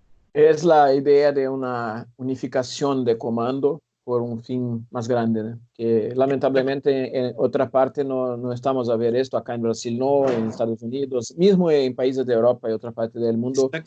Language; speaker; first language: Spanish; non-native, fluent; Portuguese